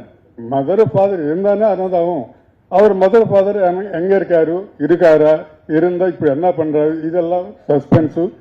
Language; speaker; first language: Tamil; non-native, learner; Telugu